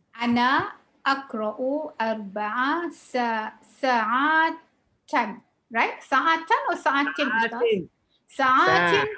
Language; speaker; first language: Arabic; non-native, learner; Malay